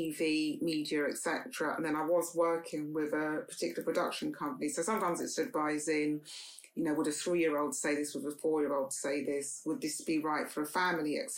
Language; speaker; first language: English; native; English